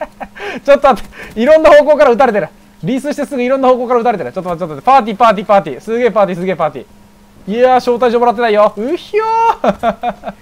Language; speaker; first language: Japanese; native; Japanese